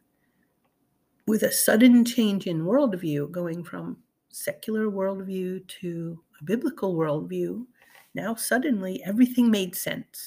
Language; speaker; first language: English; native; English